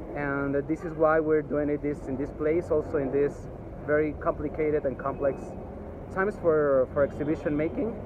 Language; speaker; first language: English; early bilingual, other home language; Spanish